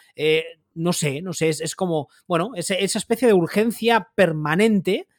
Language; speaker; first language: Spanish; native; Spanish